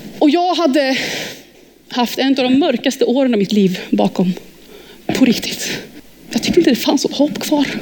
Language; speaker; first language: Swedish; early bilingual, heritage; Swedish